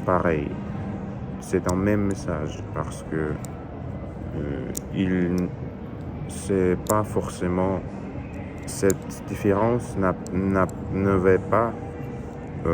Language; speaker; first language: French; non-native, learner; Russian